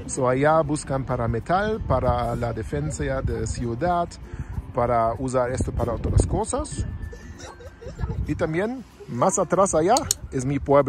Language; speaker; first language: Spanish; non-native, learner; German